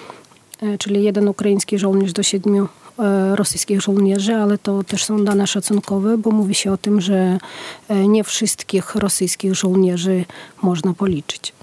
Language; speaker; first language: Polish; non-native, fluent; Ukrainian